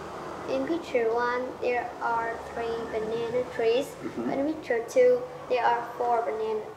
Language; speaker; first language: English; non-native, learner; Vietnamese